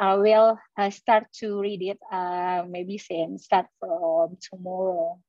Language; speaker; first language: English; non-native, fluent; Indonesian